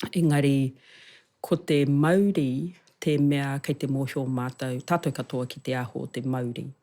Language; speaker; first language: Māori; non-native, local second language; English